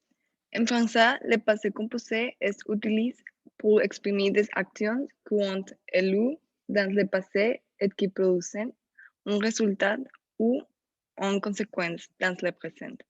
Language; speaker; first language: French; non-native, learner; Spanish